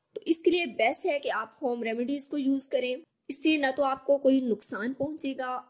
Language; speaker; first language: Urdu; native; Urdu